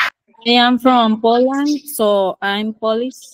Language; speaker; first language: English; non-native, learner; Spanish